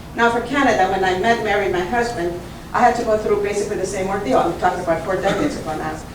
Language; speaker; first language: English; early bilingual, other home language; Italian